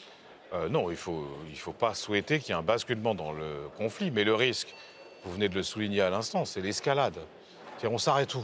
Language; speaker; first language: French; native; French